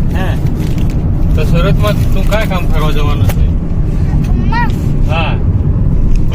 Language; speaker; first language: Gujarati; non-native, local second language; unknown